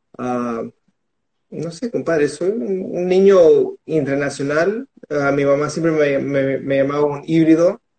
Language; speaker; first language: Spanish; early bilingual, heritage; Spanish